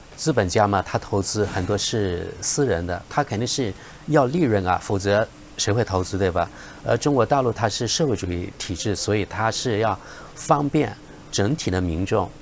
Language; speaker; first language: Chinese; native; Chinese